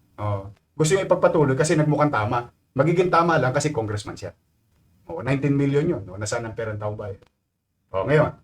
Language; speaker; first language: Filipino; native; Filipino